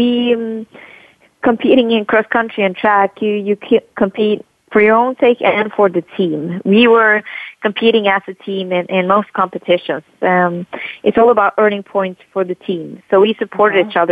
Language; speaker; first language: English; non-native, fluent; Norwegian